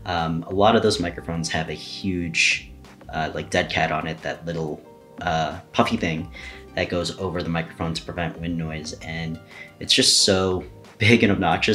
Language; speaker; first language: English; native; English